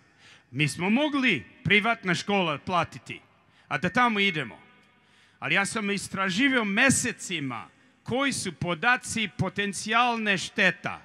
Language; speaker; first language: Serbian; early bilingual, heritage; Serbian